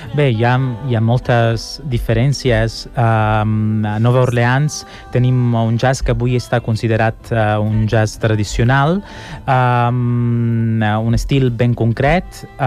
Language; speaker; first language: Catalan; non-native, fluent; Italian